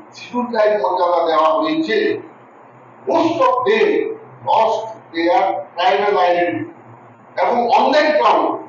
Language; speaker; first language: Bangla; non-native, local second language; Santali